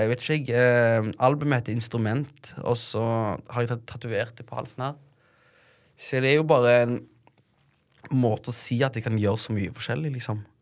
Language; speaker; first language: Norwegian; early bilingual, other home language; Tigrinya